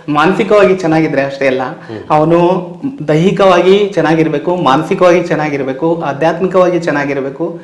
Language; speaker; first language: Kannada; non-native, local second language; Lambadi